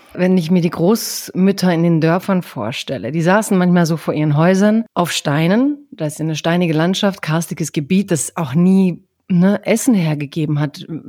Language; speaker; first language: German; early bilingual, other home language; Croatian